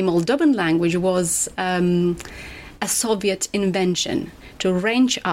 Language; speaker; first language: English; non-native, fluent; Romanian